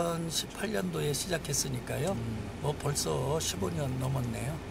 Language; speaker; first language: Korean; native; Korean